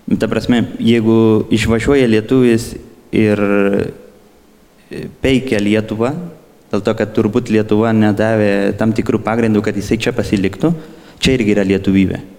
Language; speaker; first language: Lithuanian; early bilingual, heritage; Lithuanian